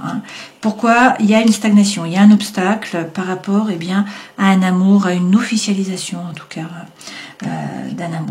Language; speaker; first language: French; native; French